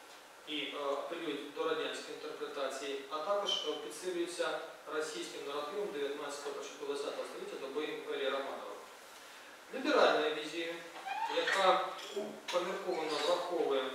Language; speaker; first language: Ukrainian; native; Ukrainian